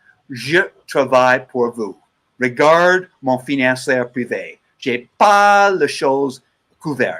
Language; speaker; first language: French; non-native, learner; English